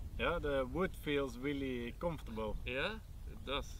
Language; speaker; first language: English; non-native, fluent; Swedish